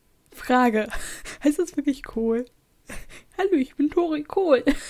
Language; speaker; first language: German; native; German